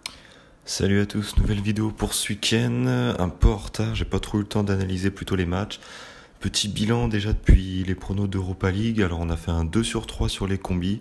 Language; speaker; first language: French; native; French